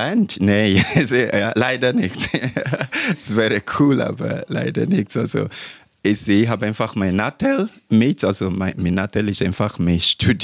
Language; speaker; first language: German; non-native, learner; English